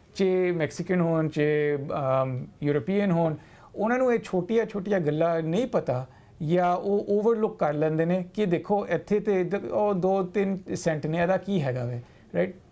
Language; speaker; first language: Punjabi; early bilingual, heritage; Punjabi